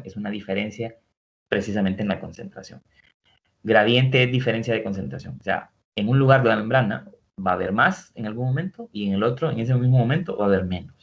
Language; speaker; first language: Spanish; native; Spanish